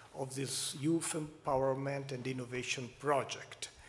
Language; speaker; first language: English; non-native, fluent; Italian